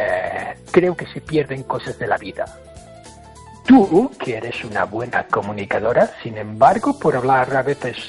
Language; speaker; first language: Spanish; non-native, fluent; English